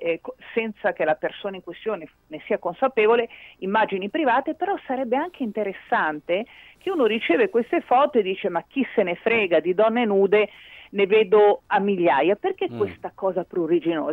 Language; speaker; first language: Italian; native; Italian